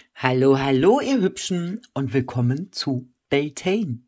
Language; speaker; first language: German; native; German